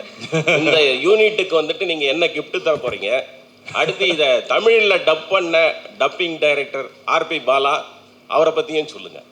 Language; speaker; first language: Tamil; native; Tamil